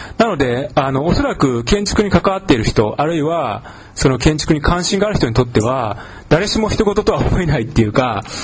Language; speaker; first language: Japanese; native; Japanese